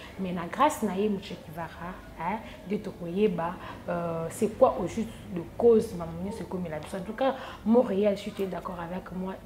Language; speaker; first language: French; non-native, local second language; Lingala